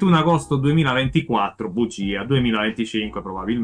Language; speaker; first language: Italian; native; Italian